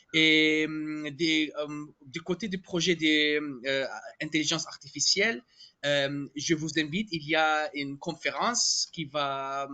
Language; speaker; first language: French; non-native, fluent; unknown